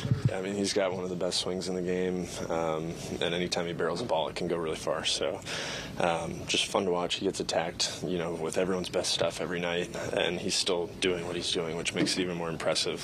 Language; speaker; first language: English; native; English